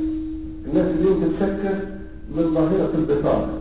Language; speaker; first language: Arabic; native; Arabic